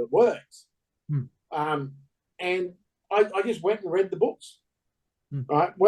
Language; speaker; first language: English; native; English